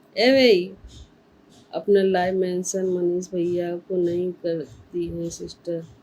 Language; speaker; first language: Hindi; non-native, local second language; Bangla